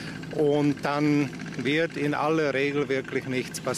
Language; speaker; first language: German; native; German